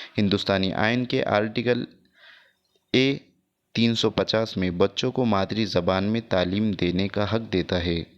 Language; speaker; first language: Urdu; native; Urdu